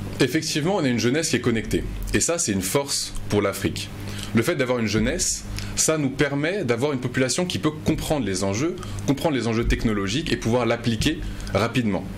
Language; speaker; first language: French; non-native, local second language; Mossi